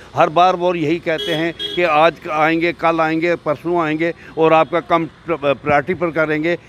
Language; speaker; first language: Hindi; native; Hindi